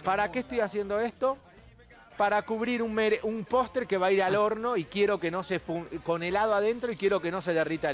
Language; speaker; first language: Spanish; native; Spanish